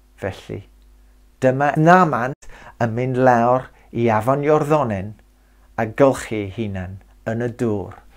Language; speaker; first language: Welsh; non-native, local second language; English